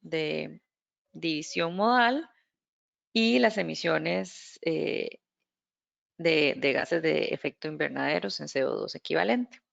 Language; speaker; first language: Spanish; native; Spanish